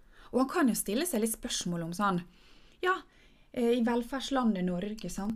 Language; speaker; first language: Norwegian; native; Norwegian